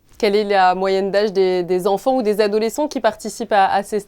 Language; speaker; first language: French; native; French